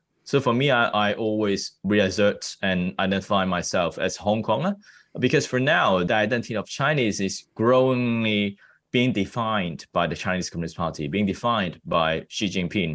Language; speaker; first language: English; non-native, local second language; Cantonese